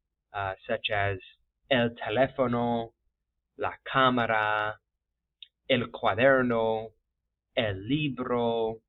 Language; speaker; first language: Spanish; non-native, fluent; English